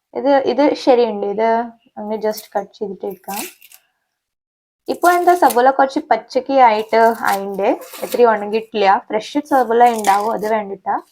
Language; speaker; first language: Malayalam; non-native, local second language; Hindi